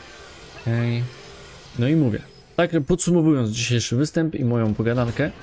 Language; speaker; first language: Polish; native; Polish